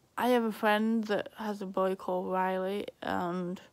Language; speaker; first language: English; native; English